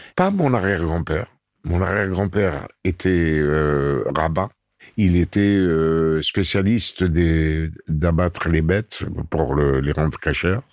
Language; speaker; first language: French; native; French